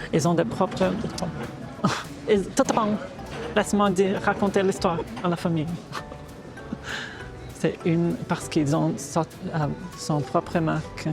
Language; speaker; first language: French; non-native, fluent; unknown